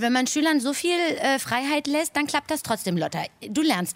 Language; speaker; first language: German; native; German